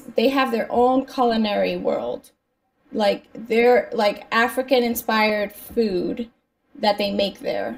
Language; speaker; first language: English; native; English